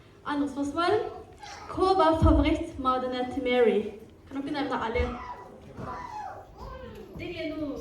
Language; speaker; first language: Norwegian; early bilingual, other home language; Hakha Chin